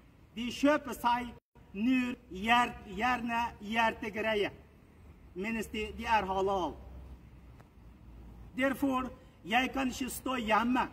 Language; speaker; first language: Norwegian; non-native, learner; Uyghur